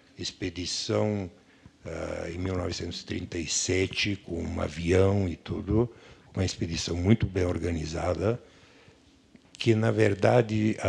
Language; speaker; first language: Portuguese; non-native, fluent; Bulgarian